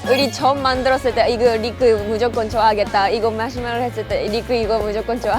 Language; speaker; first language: Korean; non-native, fluent; Japanese